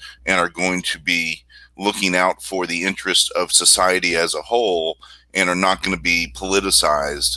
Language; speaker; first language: English; native; English